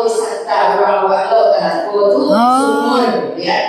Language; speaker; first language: Indonesian; native; Indonesian